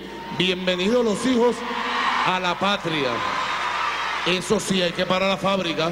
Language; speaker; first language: Spanish; native; Spanish